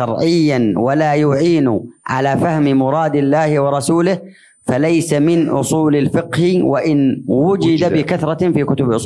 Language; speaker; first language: Arabic; native; Arabic